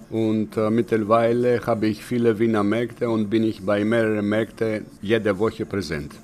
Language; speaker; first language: German; non-native, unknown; Greek